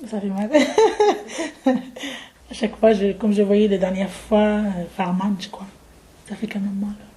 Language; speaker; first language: French; non-native, fluent; Arabic